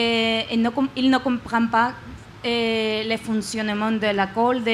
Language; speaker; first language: French; non-native, learner; Spanish